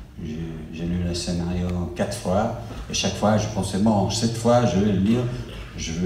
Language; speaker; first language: French; non-native, fluent; English